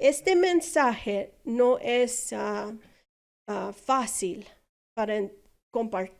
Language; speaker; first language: Spanish; non-native, fluent; English